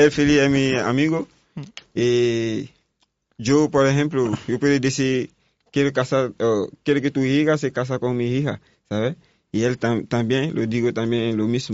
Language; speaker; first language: Spanish; non-native, learner; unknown